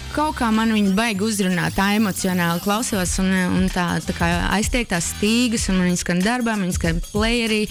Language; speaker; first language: Latvian; native; Latvian